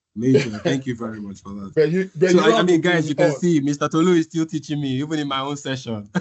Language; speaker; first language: English; non-native, local second language; Yoruba